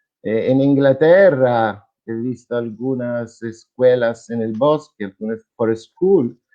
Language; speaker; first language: Spanish; non-native, fluent; Italian